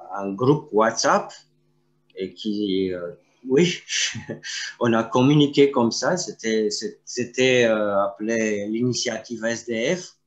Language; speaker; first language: French; non-native, fluent; Romanian